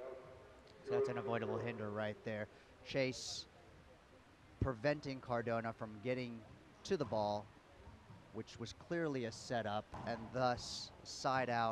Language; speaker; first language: English; native; English